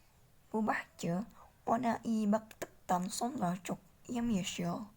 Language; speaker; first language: Turkish; non-native, learner; Indonesian